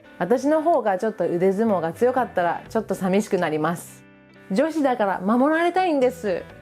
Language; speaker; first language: Japanese; early bilingual, other home language; English